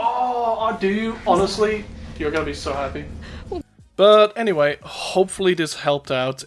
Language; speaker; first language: English; native; English